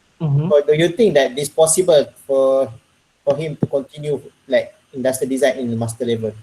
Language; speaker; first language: English; non-native, local second language; Malay